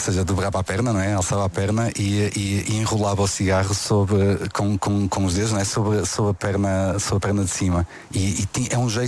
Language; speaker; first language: Portuguese; native; Portuguese